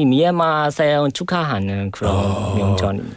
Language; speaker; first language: Korean; non-native, learner; Burmese